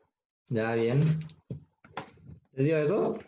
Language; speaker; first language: Spanish; native; Spanish